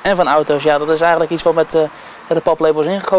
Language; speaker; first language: Dutch; native; Dutch